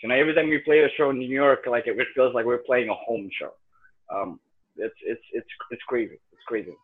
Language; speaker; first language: English; non-native, local second language; Nepali